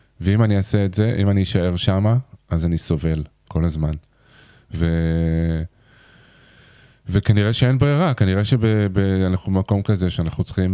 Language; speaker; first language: Hebrew; native; Hebrew